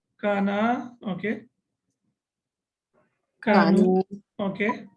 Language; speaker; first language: Arabic; non-native, fluent; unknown